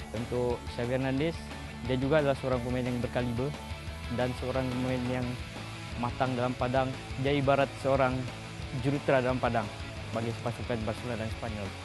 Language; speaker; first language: Malay; native; Malay